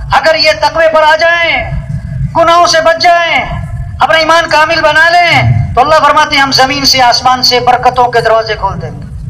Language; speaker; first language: Urdu; non-native, local second language; Pashto